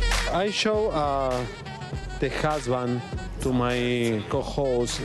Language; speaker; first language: English; non-native, learner; Spanish